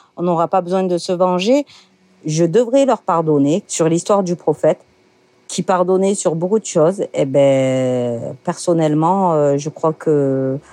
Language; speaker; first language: French; native; French